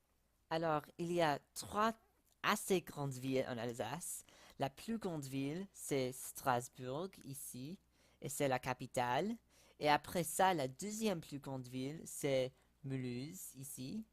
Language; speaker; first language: French; non-native, learner; English